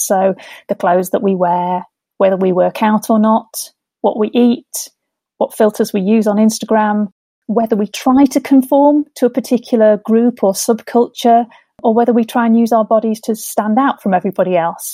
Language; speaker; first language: English; native; English